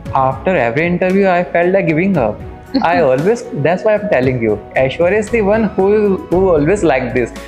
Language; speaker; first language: English; non-native, local second language; Hindi